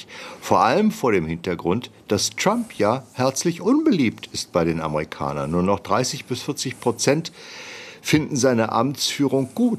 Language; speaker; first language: German; native; German